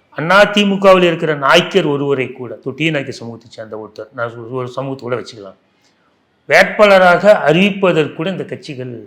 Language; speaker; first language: Tamil; non-native, local second language; Telugu